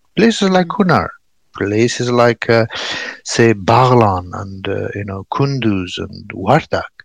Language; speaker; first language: English; non-native, fluent; Pashto